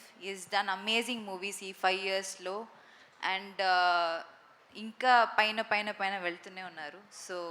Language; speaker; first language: Telugu; non-native, local second language; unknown